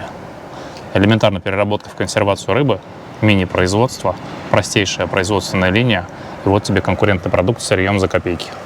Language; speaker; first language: Russian; native; Russian